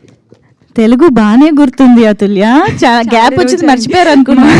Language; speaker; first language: Telugu; native; Telugu